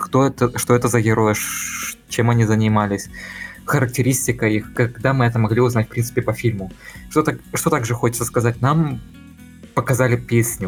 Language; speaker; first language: Russian; native; Russian